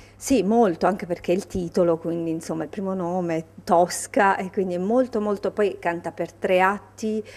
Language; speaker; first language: Italian; native; Italian